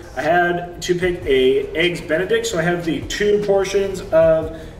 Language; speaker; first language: English; native; English